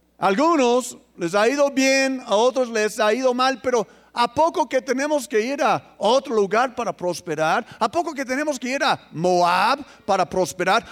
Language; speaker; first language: Spanish; non-native, fluent; English